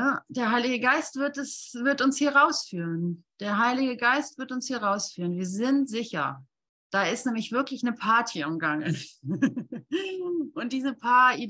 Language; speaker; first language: German; native; German